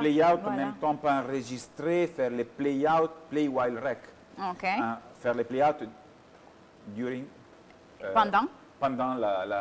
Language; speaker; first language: French; non-native, fluent; Italian